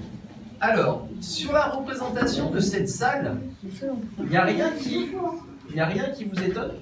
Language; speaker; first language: French; native; French